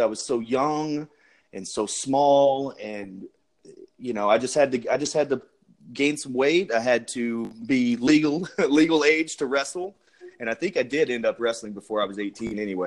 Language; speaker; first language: English; native; English